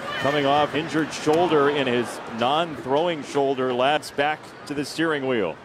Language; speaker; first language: English; native; English